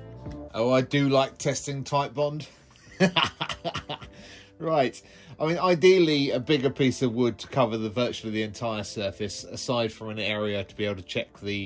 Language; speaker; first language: English; native; English